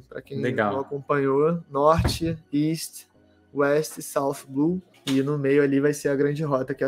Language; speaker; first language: Portuguese; native; Portuguese